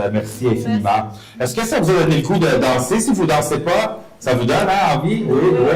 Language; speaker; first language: French; native; French